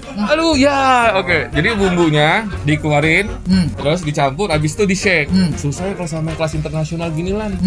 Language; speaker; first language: Indonesian; native; Indonesian